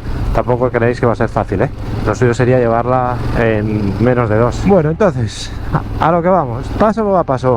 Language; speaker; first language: Spanish; native; Spanish